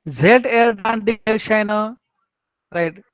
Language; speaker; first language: German; non-native, fluent; Marathi